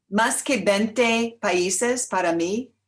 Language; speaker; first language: Spanish; non-native, learner; English